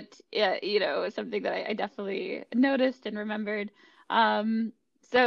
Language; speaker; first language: English; native; English